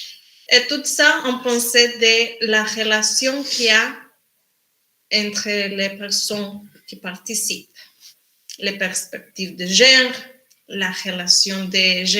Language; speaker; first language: French; non-native, learner; Spanish